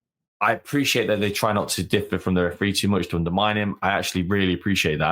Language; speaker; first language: English; native; English